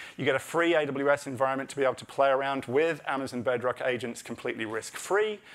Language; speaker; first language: English; native; English